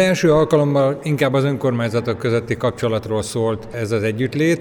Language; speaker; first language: Hungarian; native; Hungarian